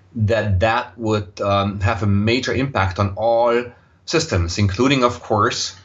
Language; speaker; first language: English; non-native, fluent; German